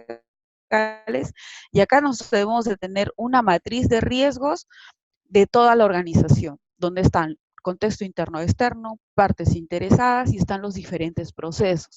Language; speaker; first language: Spanish; native; Spanish